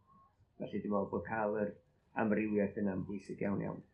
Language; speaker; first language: Welsh; native; Welsh